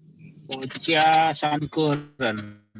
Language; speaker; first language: Chinese; non-native, learner; Indonesian